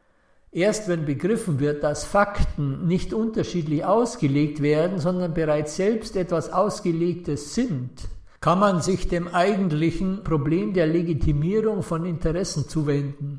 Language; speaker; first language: German; native; German